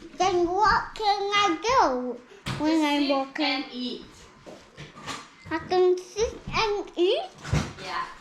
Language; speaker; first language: English; early bilingual, other home language; Korean